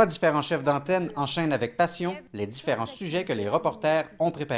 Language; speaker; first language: French; native; French